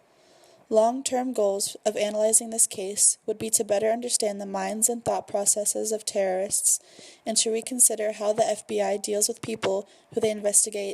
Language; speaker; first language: English; native; English